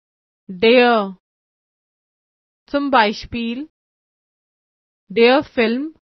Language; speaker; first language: German; non-native, fluent; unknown